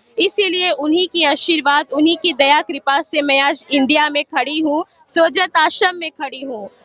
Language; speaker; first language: Hindi; native; Hindi